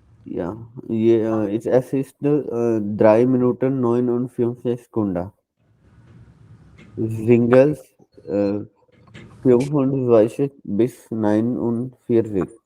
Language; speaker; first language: German; non-native, learner; Hindi